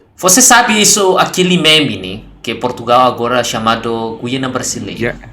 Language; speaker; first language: Portuguese; non-native, learner; Indonesian